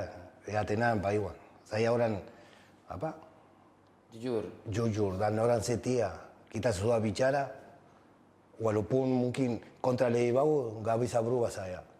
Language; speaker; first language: Indonesian; non-native, fluent; Spanish